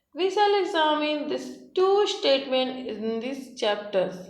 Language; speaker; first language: English; non-native, local second language; Hindi